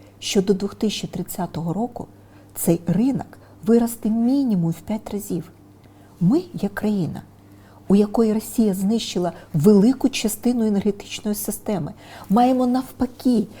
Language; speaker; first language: Ukrainian; non-native, local second language; Russian